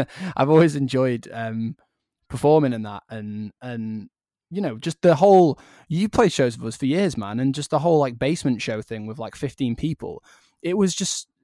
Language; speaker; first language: English; native; English